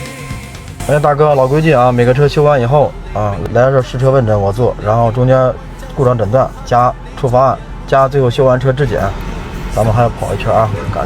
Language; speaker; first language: Chinese; native; Chinese